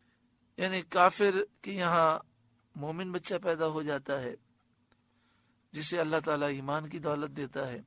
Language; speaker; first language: Urdu; native; Urdu